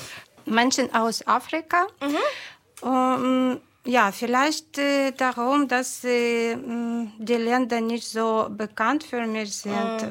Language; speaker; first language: German; non-native, fluent; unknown